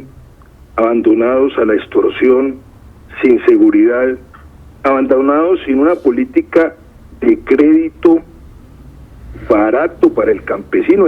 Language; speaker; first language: Spanish; native; Spanish